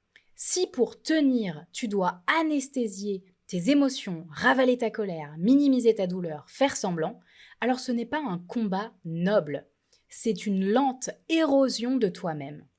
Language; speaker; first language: French; native; French